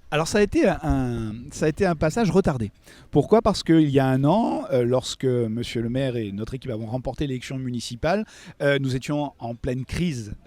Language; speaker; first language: French; native; French